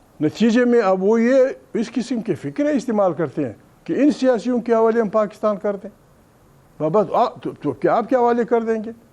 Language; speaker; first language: Urdu; non-native, local second language; Pashto